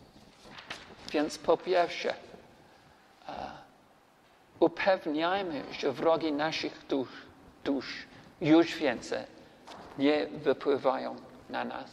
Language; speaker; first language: Polish; non-native, learner; English